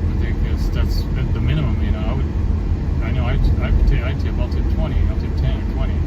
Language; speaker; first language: English; native; English